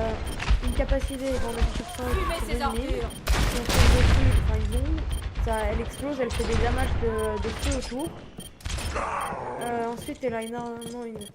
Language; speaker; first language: French; native; French